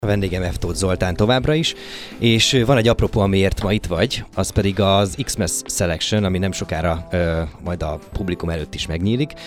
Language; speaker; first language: Hungarian; native; Hungarian